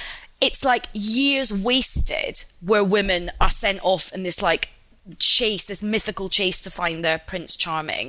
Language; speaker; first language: English; native; English